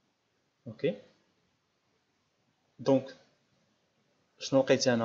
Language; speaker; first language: Arabic; native; Arabic